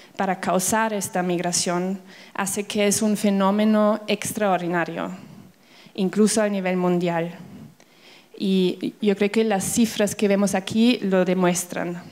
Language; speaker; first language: Spanish; non-native, fluent; German